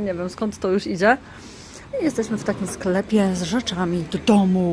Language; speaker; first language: Polish; native; Polish